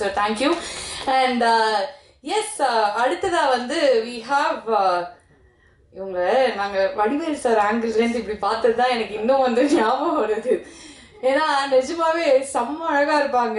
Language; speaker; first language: Tamil; native; Tamil